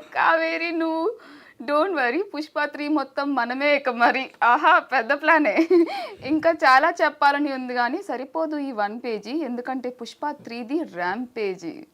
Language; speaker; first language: Telugu; native; Telugu